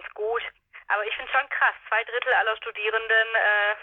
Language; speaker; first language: German; native; German